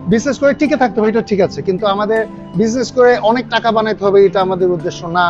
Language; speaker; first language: Bangla; early bilingual, other home language; English